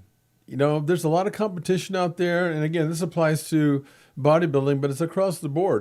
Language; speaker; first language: English; native; English